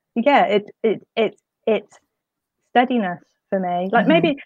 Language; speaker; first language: English; native; English